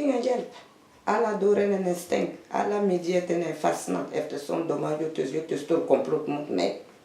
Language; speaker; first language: Swedish; non-native, learner; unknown